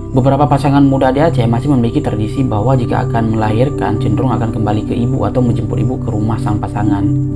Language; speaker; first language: Indonesian; non-native, local second language; Achinese